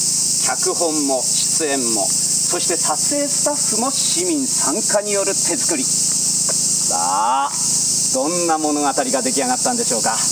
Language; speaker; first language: Japanese; native; Japanese